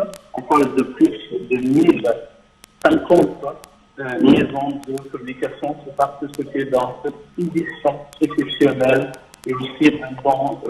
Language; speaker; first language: French; non-native, fluent; Arabic